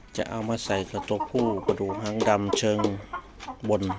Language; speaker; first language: Thai; native; Thai